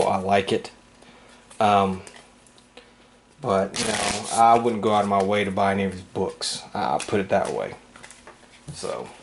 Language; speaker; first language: English; native; English